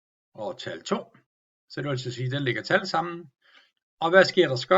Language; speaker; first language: Danish; native; Danish